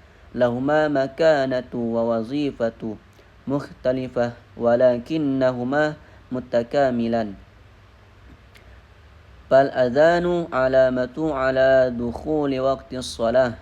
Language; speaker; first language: Arabic; non-native, learner; Indonesian